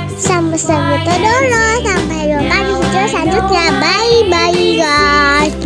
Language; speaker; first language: Indonesian; native; Indonesian